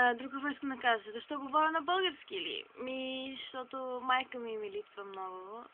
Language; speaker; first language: Bulgarian; early bilingual, heritage; Bulgarian